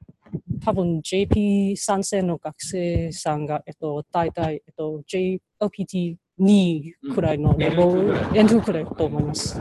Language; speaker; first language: Japanese; non-native, learner; Chinese